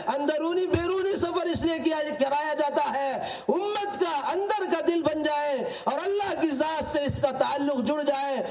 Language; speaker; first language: Urdu; native; Urdu